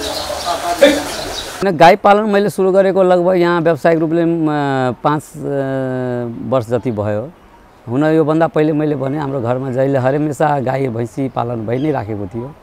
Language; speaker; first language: Nepali; non-native, local second language; Maithili